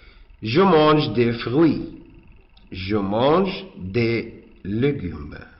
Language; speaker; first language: French; non-native, fluent; Arabic